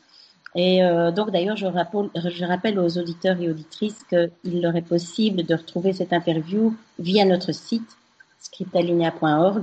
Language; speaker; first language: French; native; French